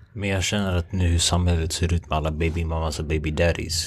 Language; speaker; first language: Swedish; early bilingual, other home language; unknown